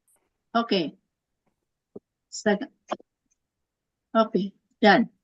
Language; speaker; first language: English; non-native, learner; Indonesian